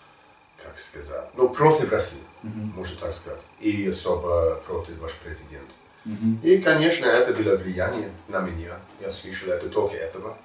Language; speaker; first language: Russian; non-native, learner; English